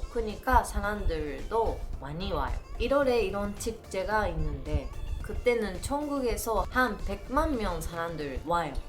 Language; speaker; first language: Korean; non-native, learner; Japanese